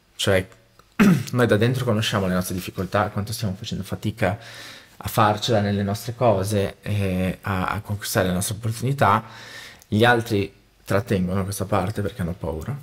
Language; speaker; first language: Italian; non-native, fluent; Portuguese